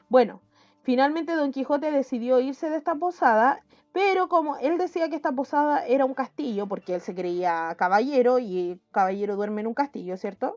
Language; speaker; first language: Spanish; native; Spanish